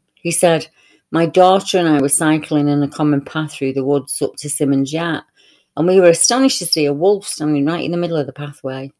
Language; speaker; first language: English; native; English